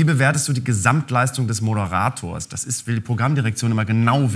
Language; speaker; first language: German; native; German